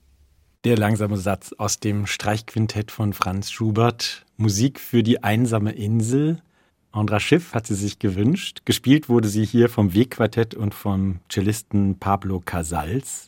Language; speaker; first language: German; native; German